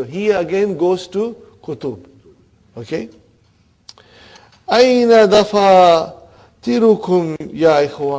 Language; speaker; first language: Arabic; non-native, fluent; Urdu